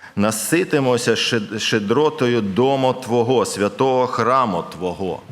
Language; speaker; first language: Ukrainian; non-native, local second language; Russian